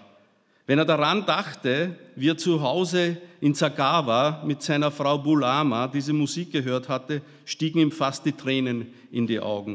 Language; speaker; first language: German; native; German